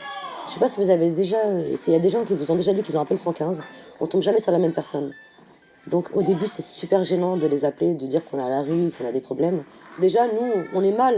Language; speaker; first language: French; native; French